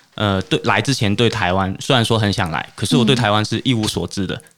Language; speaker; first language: Chinese; non-native, fluent; Cantonese